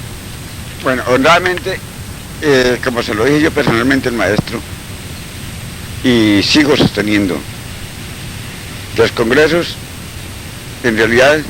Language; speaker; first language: Spanish; native; Spanish